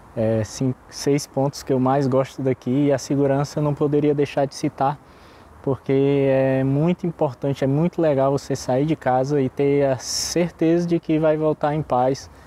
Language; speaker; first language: Portuguese; native; Portuguese